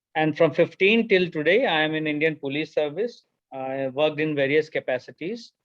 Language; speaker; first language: English; non-native, local second language; Hindi